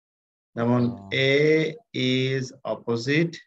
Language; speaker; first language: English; non-native, fluent; Bangla